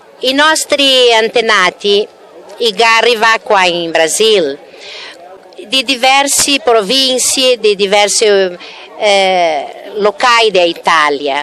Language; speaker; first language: Italian; early bilingual, heritage; Italian